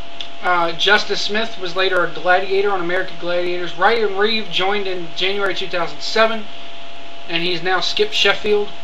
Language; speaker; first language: English; native; English